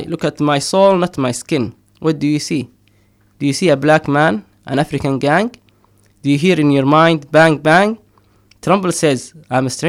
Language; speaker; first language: English; non-native, fluent; Somali